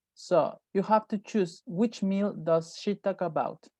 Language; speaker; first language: English; non-native, fluent; Spanish